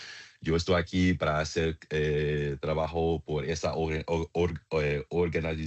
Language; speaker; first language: Spanish; non-native, learner; English